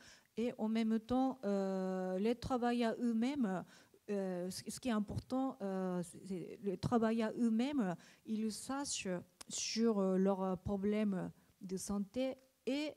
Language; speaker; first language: French; non-native, learner; Japanese